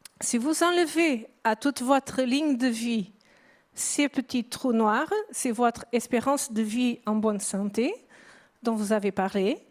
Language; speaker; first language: French; non-native, fluent; Portuguese